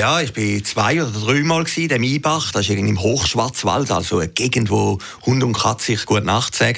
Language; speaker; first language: German; native; German